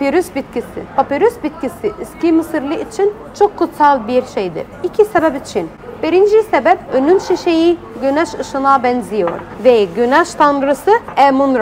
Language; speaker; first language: Turkish; non-native, fluent; Arabic